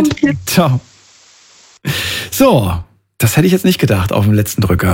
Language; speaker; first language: German; native; German